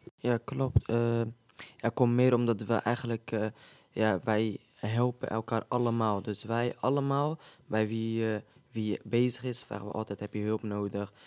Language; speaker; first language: Dutch; early bilingual, other home language; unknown